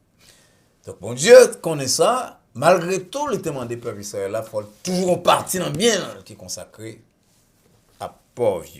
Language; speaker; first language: French; non-native, local second language; Haitian Creole